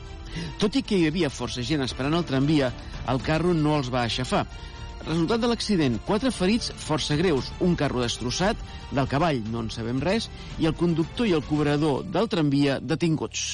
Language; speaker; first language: Catalan; native; Catalan